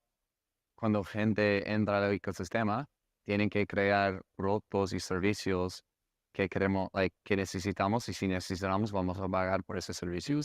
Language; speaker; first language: Spanish; non-native, fluent; English